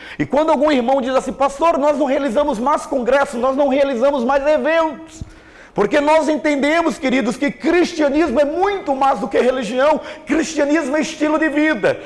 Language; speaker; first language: Portuguese; native; Portuguese